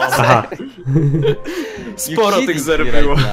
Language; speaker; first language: Polish; native; Polish